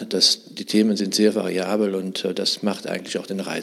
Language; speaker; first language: German; native; German